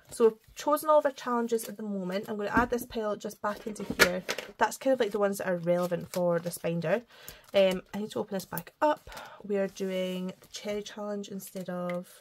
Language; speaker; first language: English; native; English